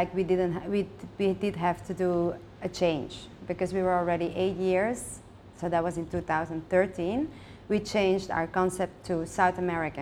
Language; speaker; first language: English; non-native, fluent; Dutch